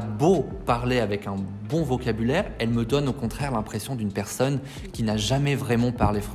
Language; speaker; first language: French; native; French